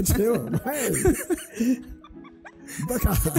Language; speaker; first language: Japanese; non-native, fluent; Arabic